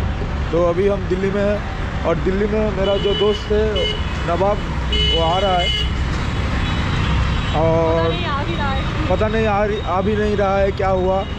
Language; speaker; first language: Hindi; non-native, local second language; Bangla